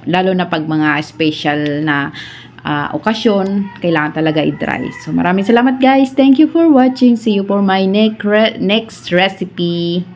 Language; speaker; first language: Filipino; non-native, local second language; Bikol